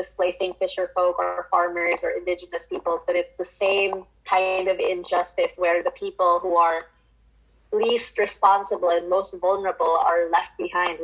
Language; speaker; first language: English; non-native, local second language; Filipino